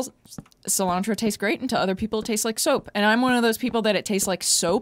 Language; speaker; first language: English; native; English